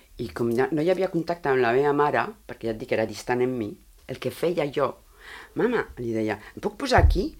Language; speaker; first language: Catalan; early bilingual, heritage; Catalan